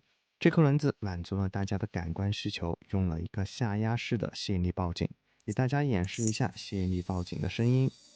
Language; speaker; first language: Chinese; native; Chinese